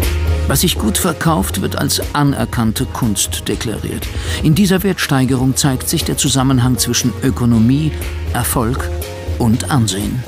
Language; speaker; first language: German; native; German